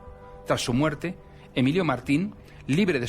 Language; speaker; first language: Spanish; native; Spanish